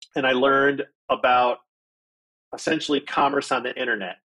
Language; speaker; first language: English; native; English